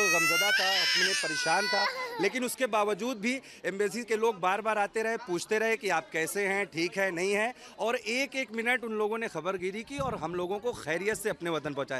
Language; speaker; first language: Hindi; native; Hindi